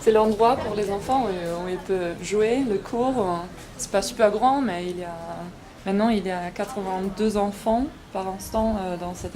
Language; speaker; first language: French; non-native, fluent; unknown